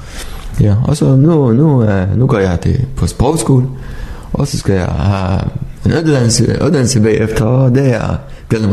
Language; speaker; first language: Danish; non-native, learner; Arabic